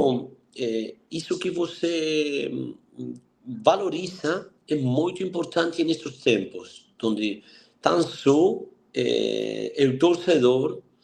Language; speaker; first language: Portuguese; non-native, fluent; Spanish